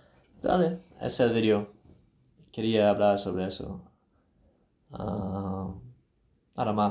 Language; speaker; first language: Spanish; non-native, learner; English